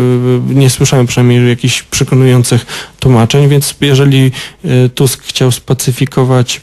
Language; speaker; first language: Polish; native; Polish